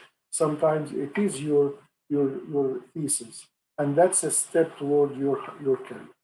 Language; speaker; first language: English; non-native, fluent; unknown